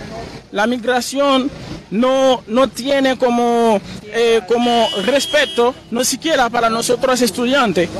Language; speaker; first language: Spanish; non-native, learner; Haitian Creole